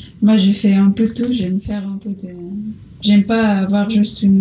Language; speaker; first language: French; non-native, learner; Portuguese